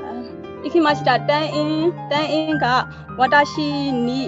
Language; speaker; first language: Japanese; non-native, learner; Burmese